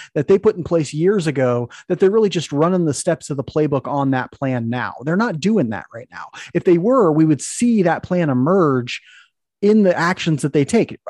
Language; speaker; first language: English; native; English